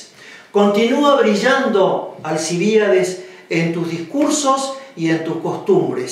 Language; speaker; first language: Spanish; native; Spanish